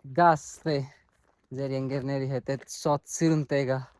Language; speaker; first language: Armenian; non-native, learner; Hindi